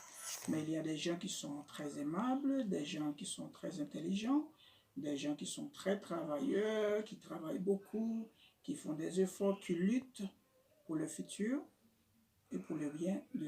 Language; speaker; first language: French; non-native, local second language; Haitian Creole